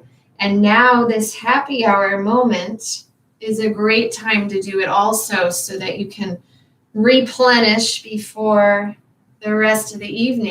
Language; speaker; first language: English; native; English